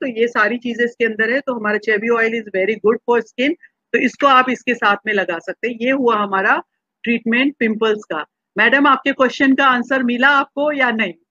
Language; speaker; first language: Hindi; non-native, local second language; Marathi